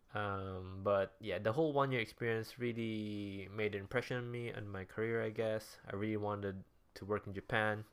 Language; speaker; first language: English; non-native, local second language; Cebuano